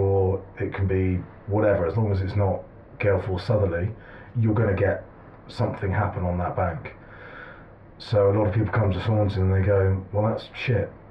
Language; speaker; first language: English; native; English